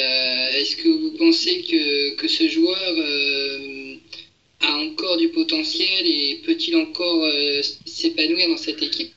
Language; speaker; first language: French; native; French